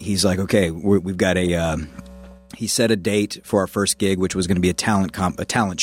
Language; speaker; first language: English; native; English